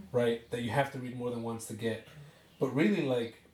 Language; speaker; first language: English; native; English